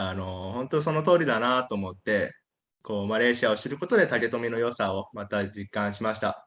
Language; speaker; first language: Japanese; native; Japanese